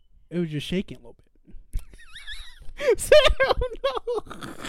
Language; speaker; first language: English; early bilingual, other home language; Spanish